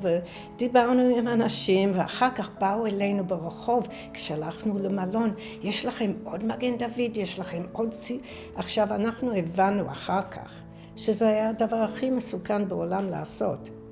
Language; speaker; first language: Hebrew; non-native, fluent; English